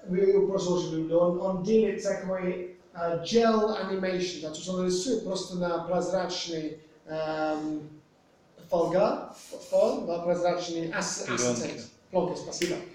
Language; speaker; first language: Russian; non-native, fluent; English